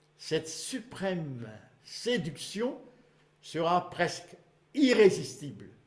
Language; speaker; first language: French; non-native, local second language; Malagasy